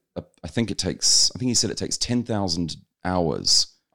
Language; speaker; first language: English; native; English